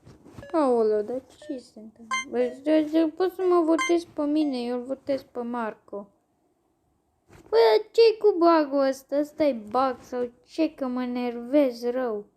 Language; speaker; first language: Romanian; native; Romanian